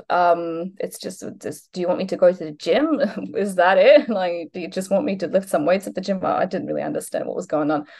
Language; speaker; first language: English; non-native, fluent; Polish